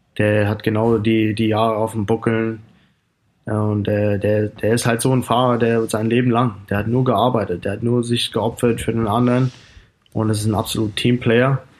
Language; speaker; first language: German; non-native, fluent; English